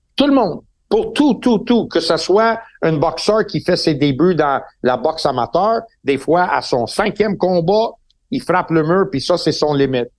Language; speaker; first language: French; non-native, local second language; English